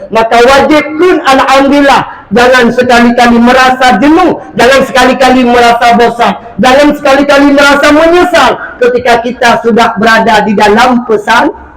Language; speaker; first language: Malay; non-native, local second language; Achinese